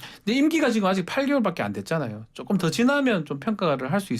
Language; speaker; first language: Korean; native; Korean